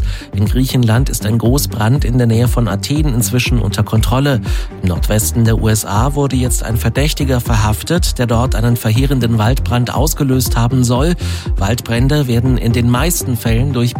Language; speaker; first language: German; native; German